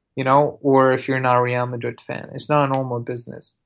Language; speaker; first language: English; early bilingual, other home language; Arabic